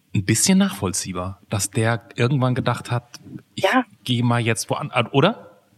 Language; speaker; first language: German; native; German